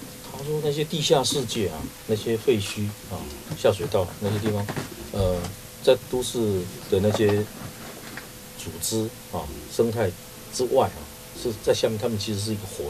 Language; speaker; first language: Chinese; native; Chinese